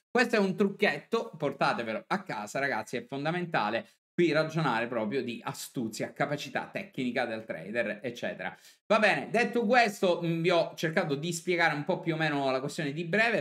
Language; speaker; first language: Italian; native; Italian